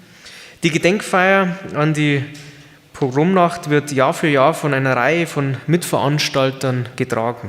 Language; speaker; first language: German; native; German